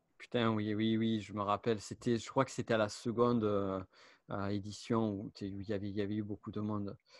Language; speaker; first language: French; native; French